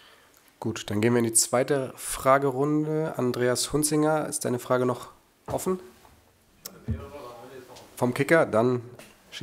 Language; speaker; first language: German; native; German